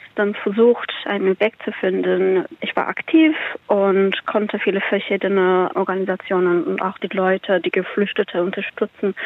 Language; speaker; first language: German; non-native, learner; Persian